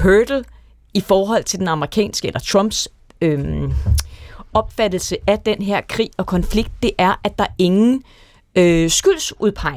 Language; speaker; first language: Danish; native; Danish